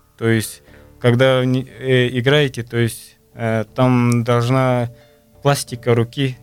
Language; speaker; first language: Russian; non-native, local second language; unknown